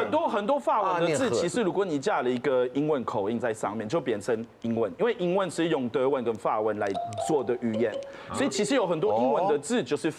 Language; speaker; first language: Chinese; non-native, fluent; French